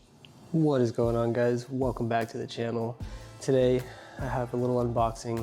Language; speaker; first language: English; native; English